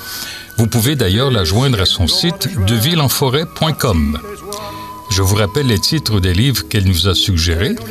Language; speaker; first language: French; native; French